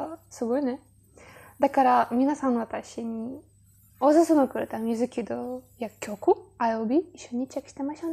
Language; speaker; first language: Japanese; non-native, learner; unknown